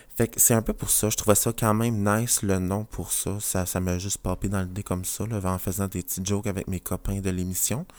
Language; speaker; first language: French; native; French